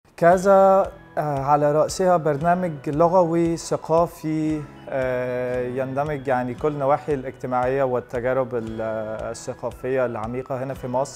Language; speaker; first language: Arabic; non-native, fluent; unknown